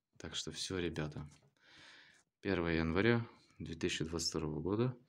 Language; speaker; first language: Russian; native; Russian